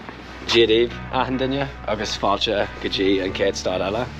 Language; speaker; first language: Irish; non-native, local second language; English